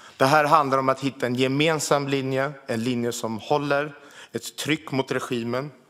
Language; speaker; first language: Swedish; early bilingual, other home language; Armenian